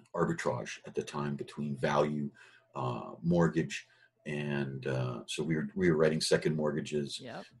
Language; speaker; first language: English; native; English